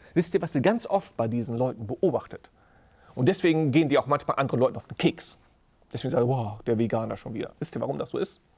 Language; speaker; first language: German; native; German